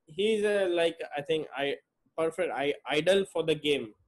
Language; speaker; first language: English; non-native, local second language; Bangla